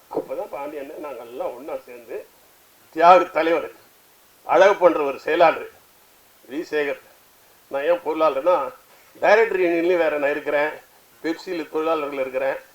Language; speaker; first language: Tamil; native; Tamil